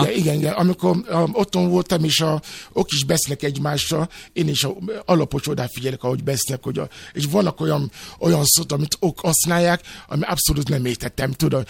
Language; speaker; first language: Hungarian; non-native, fluent; Yoruba